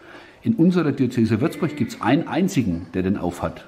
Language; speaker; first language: German; native; German